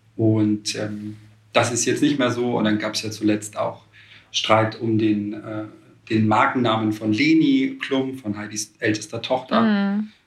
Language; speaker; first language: German; native; German